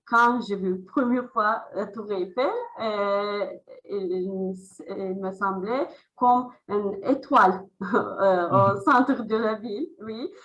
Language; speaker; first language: French; non-native, learner; Azerbaijani